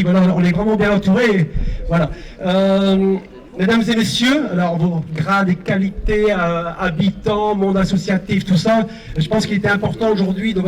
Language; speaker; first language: French; native; French